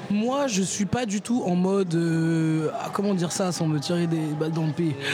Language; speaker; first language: French; native; French